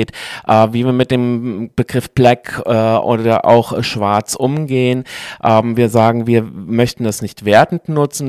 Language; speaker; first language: German; native; German